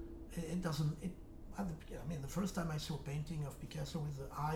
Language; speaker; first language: English; non-native, fluent; French